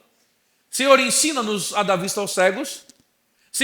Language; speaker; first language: Portuguese; native; Portuguese